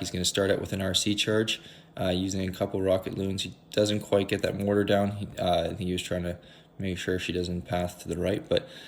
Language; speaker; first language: English; native; English